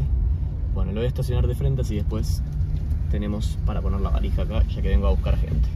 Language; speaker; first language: Spanish; native; Spanish